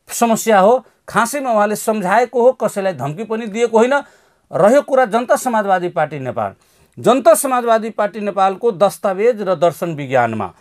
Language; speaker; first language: Nepali; non-native, local second language; Maithili